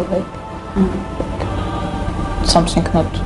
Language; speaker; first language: English; non-native, learner; Russian